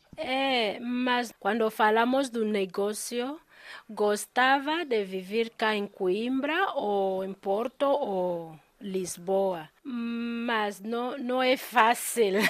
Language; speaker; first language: Portuguese; non-native, fluent; Spanish